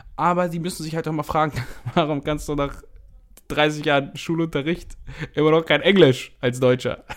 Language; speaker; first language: German; early bilingual, other home language; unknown